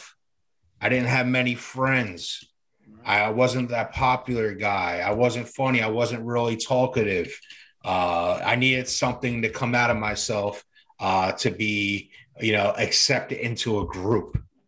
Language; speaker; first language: English; native; English